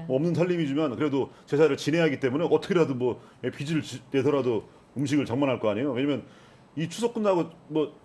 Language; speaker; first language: Korean; native; Korean